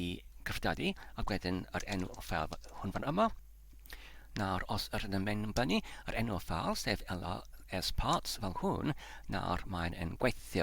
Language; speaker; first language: Welsh; non-native, learner; Polish